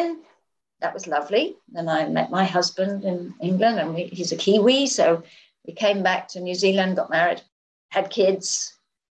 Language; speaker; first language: English; native; English